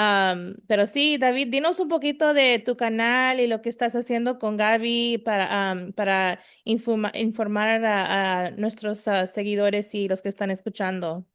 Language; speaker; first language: Spanish; early bilingual, heritage; Spanish